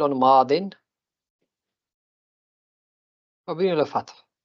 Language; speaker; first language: Arabic; non-native, fluent; English